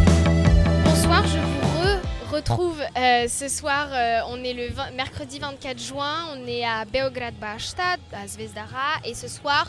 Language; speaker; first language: French; native; French